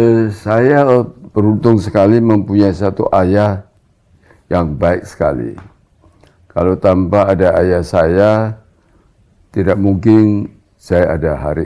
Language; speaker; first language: Indonesian; non-native, local second language; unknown